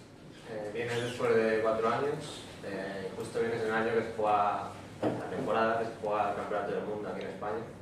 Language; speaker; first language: Spanish; native; Spanish